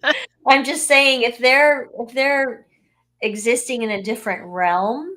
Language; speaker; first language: English; native; English